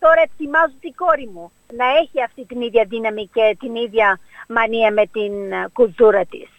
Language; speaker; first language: Greek; early bilingual, heritage; Greek